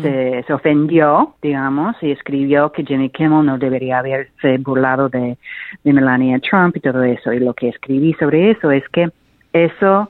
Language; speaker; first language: Spanish; non-native, fluent; English